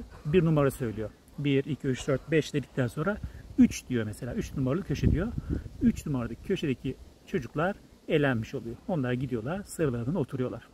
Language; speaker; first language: Turkish; native; Turkish